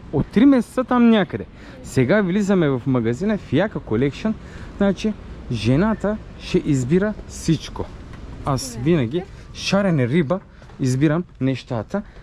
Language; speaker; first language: Bulgarian; non-native, local second language; Turkish